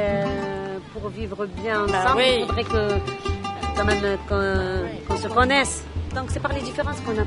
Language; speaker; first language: French; non-native, local second language; Arabic